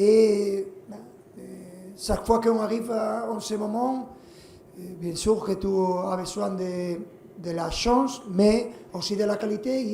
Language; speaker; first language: French; non-native, fluent; Spanish